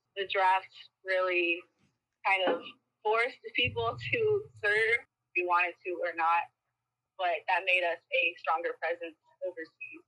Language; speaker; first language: English; early bilingual, other home language; Spanish